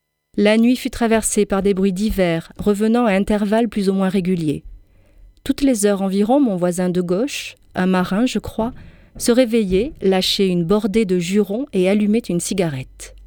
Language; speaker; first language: French; native; French